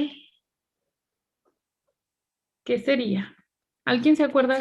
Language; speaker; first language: Spanish; native; Spanish